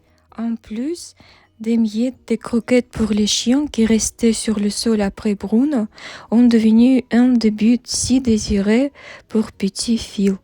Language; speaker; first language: French; non-native, learner; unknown